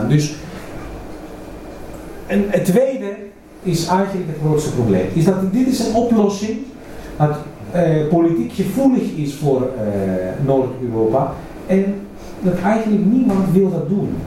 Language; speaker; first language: Dutch; non-native, fluent; Greek